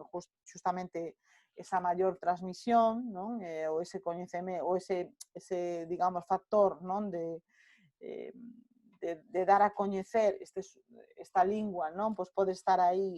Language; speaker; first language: Galician; non-native, local second language; Spanish